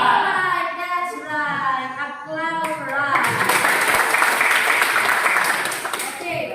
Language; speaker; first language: English; non-native, learner; Indonesian